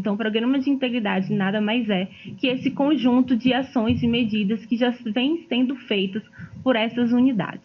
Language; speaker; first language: Portuguese; native; Portuguese